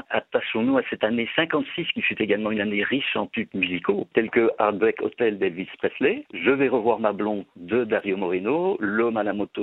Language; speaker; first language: French; native; French